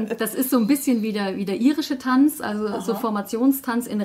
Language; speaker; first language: German; native; German